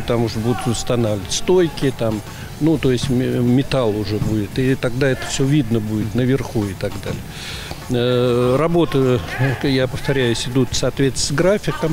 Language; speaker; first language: Russian; native; Russian